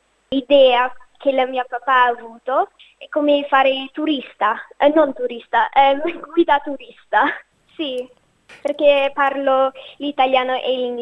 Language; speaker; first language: Italian; non-native, learner; English